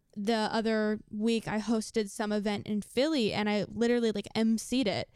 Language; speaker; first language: English; native; English